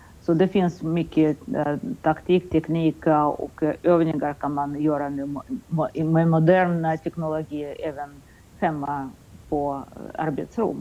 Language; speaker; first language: Swedish; non-native, fluent; Russian